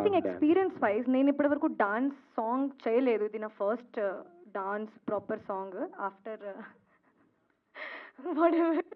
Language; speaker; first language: Telugu; non-native, learner; Hindi